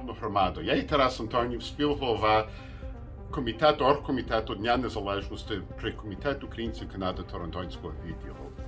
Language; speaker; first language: Ukrainian; early bilingual, heritage; Ukrainian